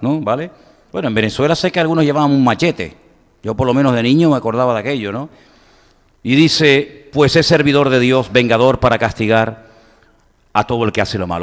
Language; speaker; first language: Spanish; native; Spanish